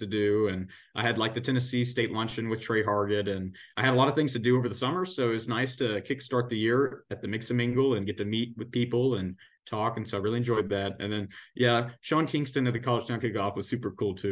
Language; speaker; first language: English; native; English